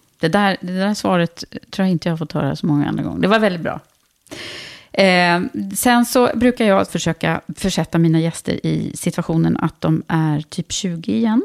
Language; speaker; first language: Swedish; native; Swedish